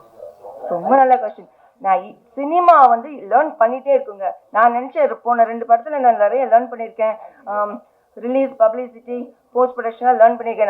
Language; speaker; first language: Tamil; early bilingual, heritage; Tamil